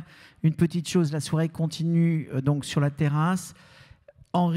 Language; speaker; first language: French; native; French